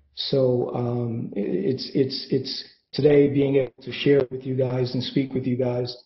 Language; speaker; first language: English; native; English